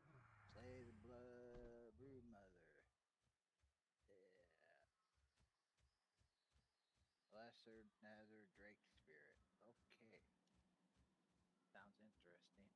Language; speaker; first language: English; native; English